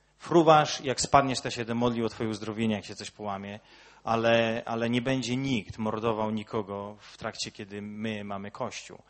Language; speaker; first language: Polish; early bilingual, heritage; Polish